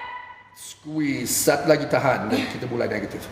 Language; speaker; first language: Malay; non-native, fluent; English